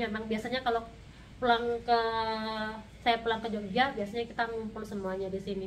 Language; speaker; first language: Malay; non-native, local second language; Javanese